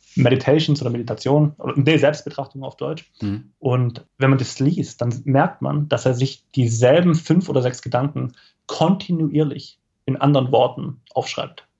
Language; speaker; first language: German; native; German